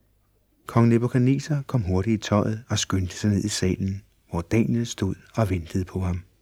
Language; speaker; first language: Danish; native; Danish